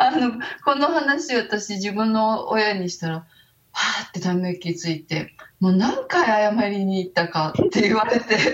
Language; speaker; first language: Japanese; native; Japanese